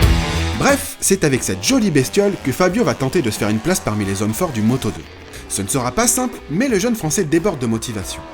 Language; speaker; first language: French; native; French